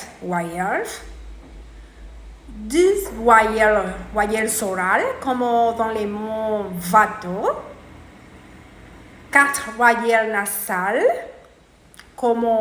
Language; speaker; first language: French; non-native, learner; Spanish